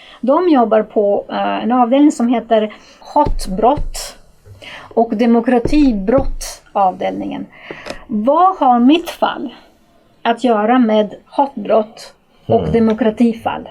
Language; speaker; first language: Swedish; non-native, fluent; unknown